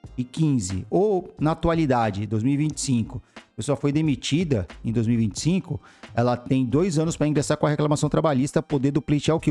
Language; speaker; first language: Portuguese; native; Portuguese